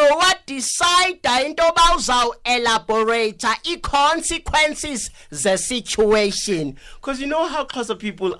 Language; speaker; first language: English; non-native, local second language; South Ndebele